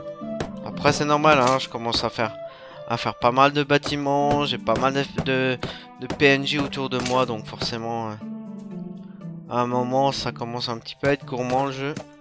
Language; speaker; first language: French; native; French